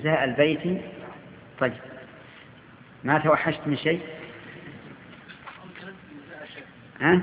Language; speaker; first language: Arabic; native; Arabic